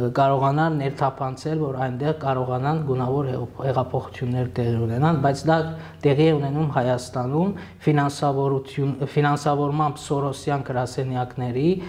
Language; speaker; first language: Armenian; early bilingual, heritage; Armenian